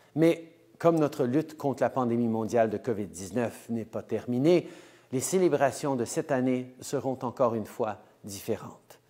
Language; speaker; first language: French; early bilingual, heritage; French